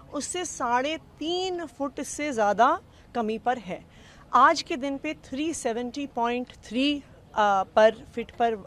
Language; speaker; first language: Hindi; native; Hindi